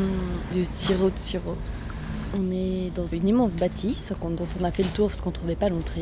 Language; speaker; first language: French; native; French